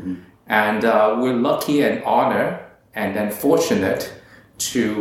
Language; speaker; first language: English; non-native, local second language; Cantonese